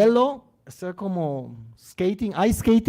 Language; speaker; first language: Spanish; non-native, learner; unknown